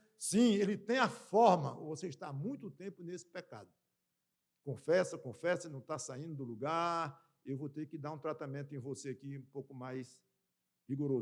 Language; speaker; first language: Portuguese; native; Portuguese